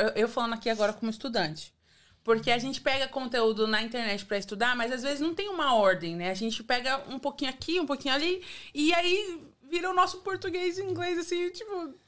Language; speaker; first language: Portuguese; native; Portuguese